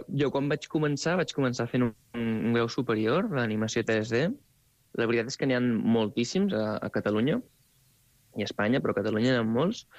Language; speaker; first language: Catalan; native; Catalan